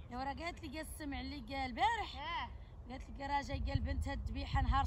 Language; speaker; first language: Arabic; native; Arabic